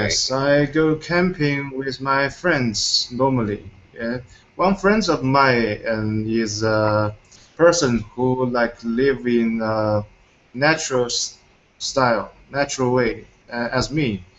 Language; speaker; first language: English; non-native, fluent; Chinese